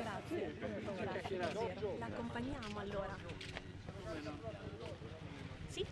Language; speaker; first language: Italian; native; Italian